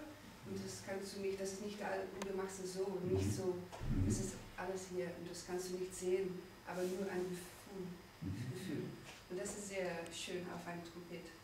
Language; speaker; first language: German; non-native, fluent; Dutch